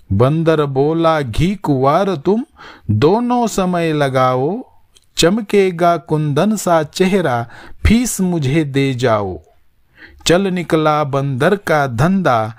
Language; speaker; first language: Hindi; non-native, local second language; Marathi